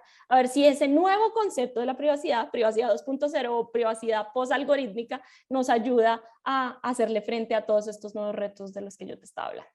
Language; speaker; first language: Spanish; native; Spanish